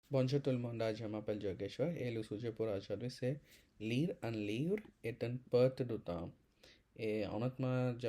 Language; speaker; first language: French; non-native, learner; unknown